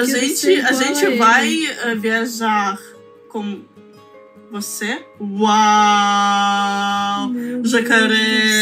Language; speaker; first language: Portuguese; non-native, learner; Russian